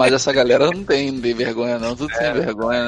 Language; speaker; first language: Portuguese; native; Portuguese